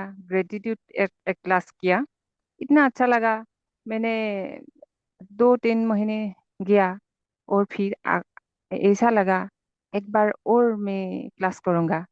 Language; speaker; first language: Hindi; non-native, local second language; Assamese